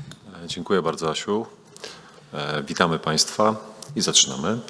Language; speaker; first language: Polish; native; Polish